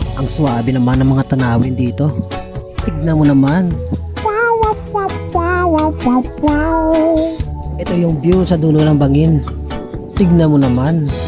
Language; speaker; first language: Filipino; non-native, local second language; Hiligaynon